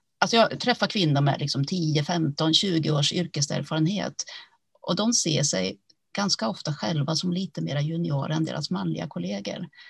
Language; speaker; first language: Swedish; early bilingual, other home language; Finnish